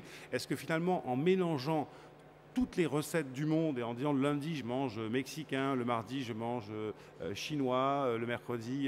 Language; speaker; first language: French; native; French